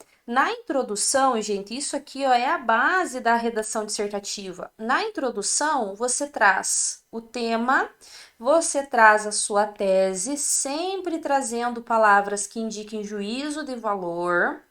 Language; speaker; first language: Portuguese; native; Portuguese